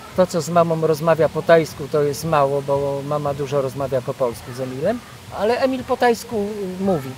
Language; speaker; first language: Polish; native; Polish